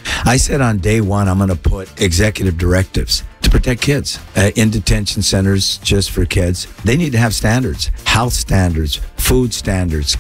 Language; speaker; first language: Spanish; non-native, fluent; English